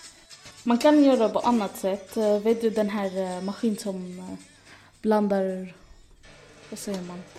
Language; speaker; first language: Swedish; non-native, fluent; Arabic